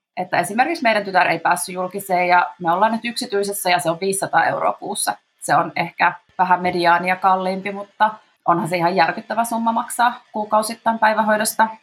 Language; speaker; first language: Finnish; native; Finnish